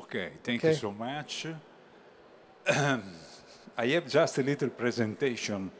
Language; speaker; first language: English; non-native, learner; Italian